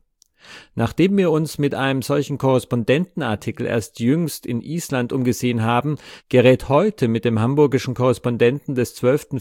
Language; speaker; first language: German; native; German